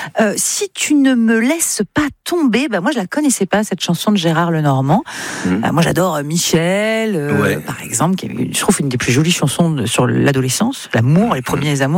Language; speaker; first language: French; native; French